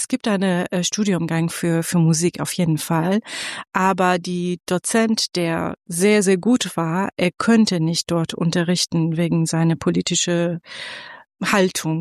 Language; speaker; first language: German; non-native, fluent; Persian